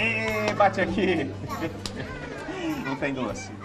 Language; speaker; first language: Portuguese; native; Portuguese